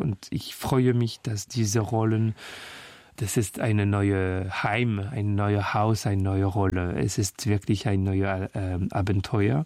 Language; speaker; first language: German; non-native, fluent; French